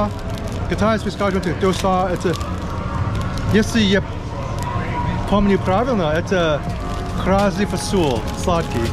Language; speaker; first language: Russian; non-native, learner; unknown